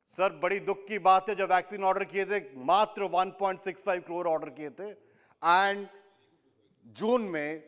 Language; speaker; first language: Hindi; non-native, local second language; Odia